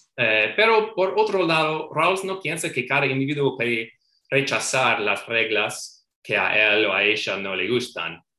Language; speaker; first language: Spanish; non-native, fluent; English